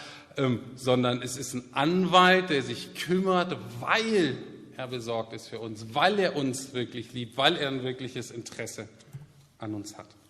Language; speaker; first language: German; native; German